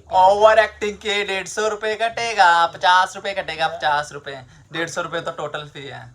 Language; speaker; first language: Hindi; native; Hindi